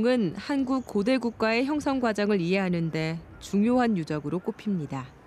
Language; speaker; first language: Korean; native; Korean